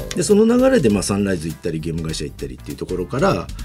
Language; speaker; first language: Japanese; native; Japanese